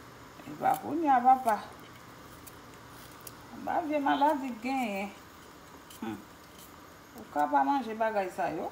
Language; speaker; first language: French; non-native, local second language; Haitian Creole